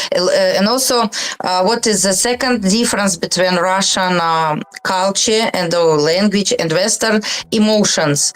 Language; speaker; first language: English; non-native, learner; Russian